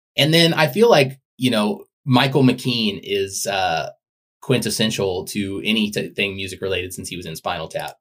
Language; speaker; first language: English; native; English